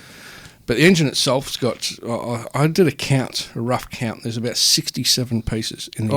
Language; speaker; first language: English; native; English